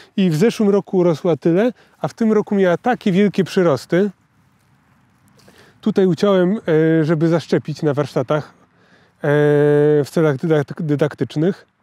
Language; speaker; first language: Polish; native; Polish